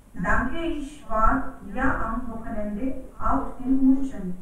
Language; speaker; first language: German; non-native, learner; Hindi